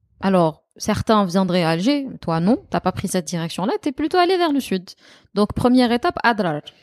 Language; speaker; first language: French; non-native, local second language; Arabic